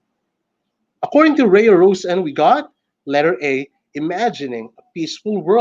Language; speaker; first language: English; non-native, local second language; Filipino